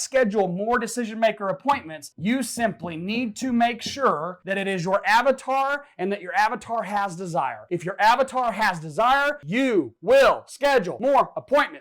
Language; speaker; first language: English; native; English